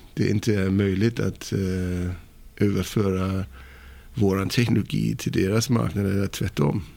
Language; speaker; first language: Swedish; non-native, fluent; German